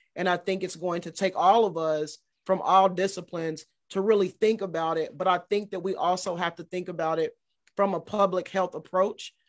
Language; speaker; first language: English; native; English